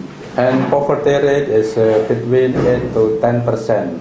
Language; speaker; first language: English; non-native, fluent; Indonesian